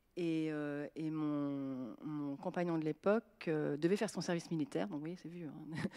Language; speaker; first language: French; native; French